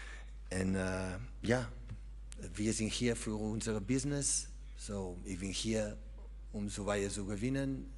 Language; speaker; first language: German; non-native, learner; Catalan